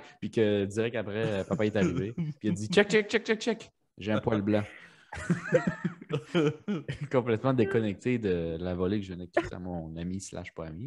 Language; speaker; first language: French; early bilingual, other home language; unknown